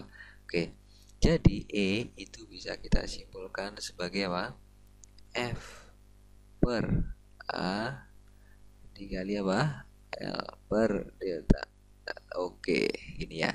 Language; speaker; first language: Indonesian; native; Indonesian